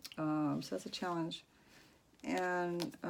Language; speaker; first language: English; native; English